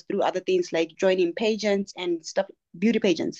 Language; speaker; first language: English; non-native, local second language; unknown